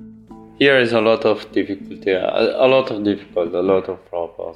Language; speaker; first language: English; non-native, learner; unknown